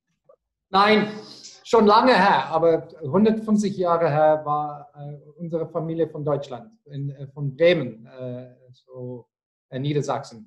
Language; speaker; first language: German; non-native, fluent; Afrikaans